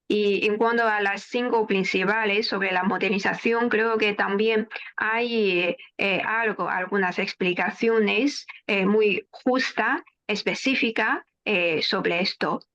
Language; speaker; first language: Spanish; non-native, fluent; Chinese